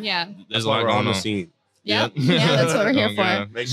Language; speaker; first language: English; native; English